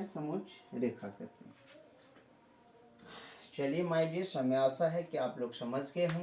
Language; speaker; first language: Hindi; native; Hindi